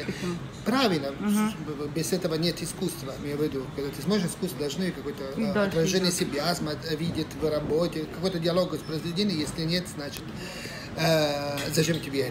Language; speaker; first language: Russian; non-native, fluent; Italian